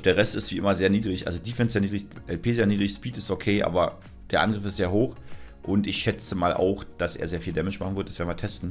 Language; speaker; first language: German; native; German